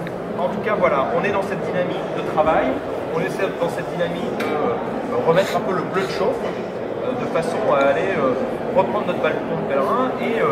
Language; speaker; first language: French; native; French